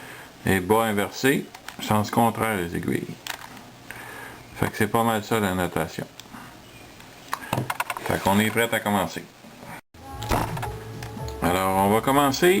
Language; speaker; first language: French; native; French